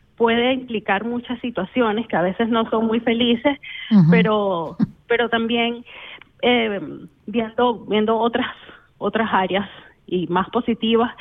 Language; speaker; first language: Spanish; native; Spanish